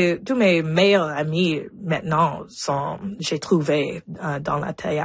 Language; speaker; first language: French; non-native, local second language; English